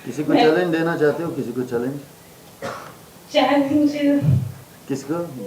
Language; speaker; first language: Hindi; non-native, fluent; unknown